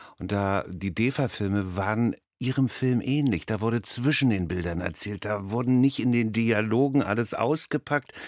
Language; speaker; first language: German; native; German